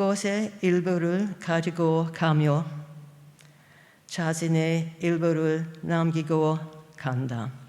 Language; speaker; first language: Korean; non-native, fluent; English